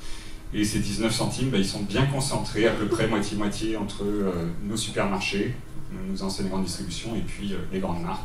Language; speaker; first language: French; native; French